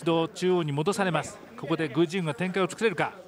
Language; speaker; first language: Japanese; native; Japanese